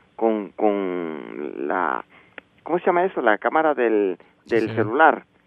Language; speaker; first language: Spanish; native; Spanish